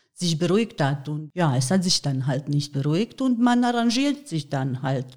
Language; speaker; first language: German; non-native, fluent; Bosnian